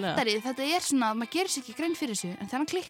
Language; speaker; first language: Icelandic; native; Icelandic